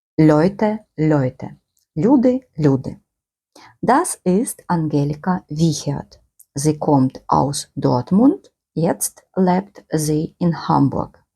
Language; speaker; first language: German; non-native, fluent; Ukrainian